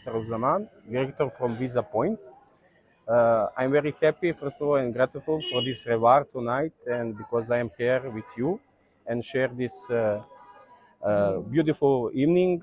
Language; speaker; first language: English; non-native, learner; Serbian